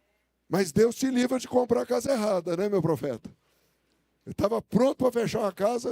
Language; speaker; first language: Portuguese; native; Portuguese